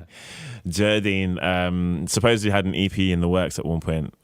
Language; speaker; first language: English; native; English